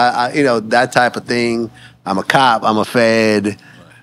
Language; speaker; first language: English; native; English